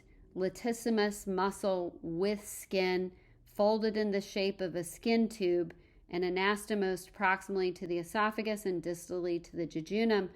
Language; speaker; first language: English; native; English